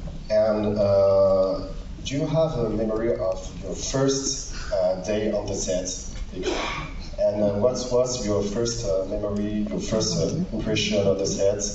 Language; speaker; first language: English; non-native, learner; French